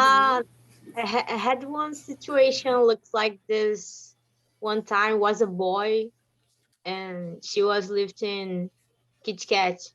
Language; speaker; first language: English; non-native, learner; Portuguese